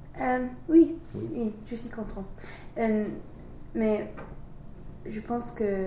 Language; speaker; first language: French; non-native, learner; English